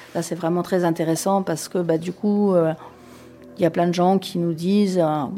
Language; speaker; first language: French; native; French